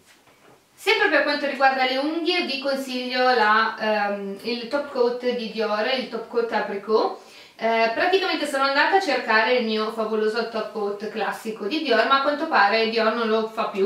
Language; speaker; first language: Italian; native; Italian